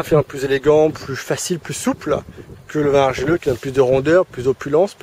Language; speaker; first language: French; native; French